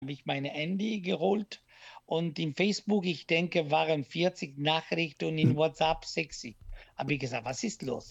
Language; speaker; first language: German; non-native, learner; Italian